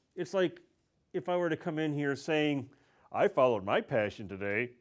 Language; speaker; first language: English; native; English